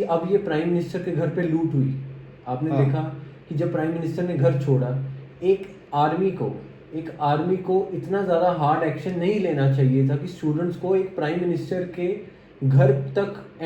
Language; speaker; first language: Hindi; native; Hindi